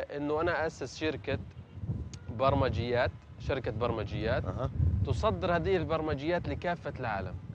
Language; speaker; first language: Arabic; native; Arabic